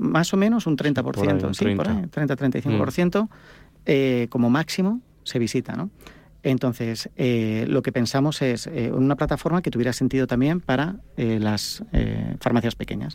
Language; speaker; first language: Spanish; native; Spanish